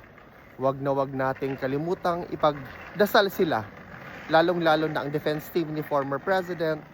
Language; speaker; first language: Filipino; native; Filipino